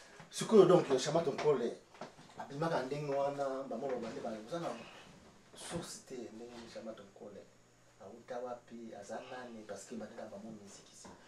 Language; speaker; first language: French; non-native, local second language; Lingala